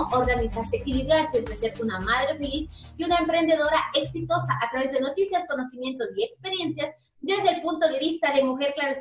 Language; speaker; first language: Spanish; native; Spanish